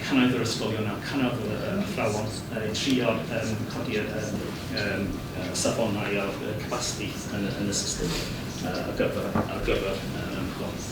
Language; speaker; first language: Welsh; non-native, learner; English